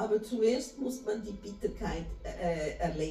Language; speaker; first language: German; non-native, fluent; Portuguese